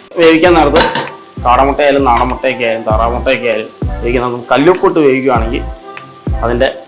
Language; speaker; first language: Malayalam; native; Malayalam